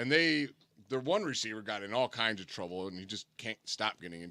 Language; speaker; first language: English; native; English